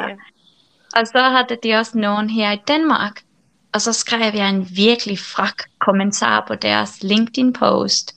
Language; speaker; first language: Danish; non-native, fluent; Finnish